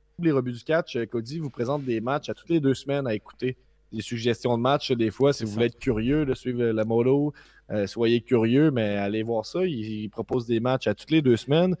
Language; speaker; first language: French; native; French